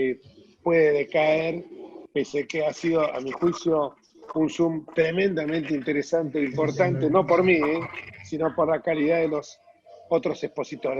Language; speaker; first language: Spanish; native; Spanish